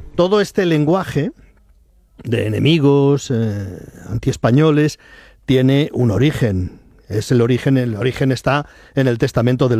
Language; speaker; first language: Spanish; native; Spanish